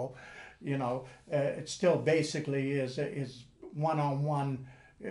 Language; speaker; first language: English; native; English